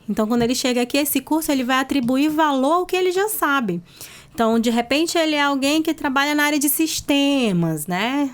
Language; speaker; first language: Portuguese; native; Portuguese